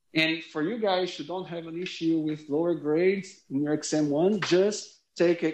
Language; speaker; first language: English; non-native, fluent; Portuguese